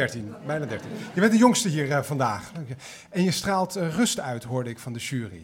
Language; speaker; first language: Dutch; native; Dutch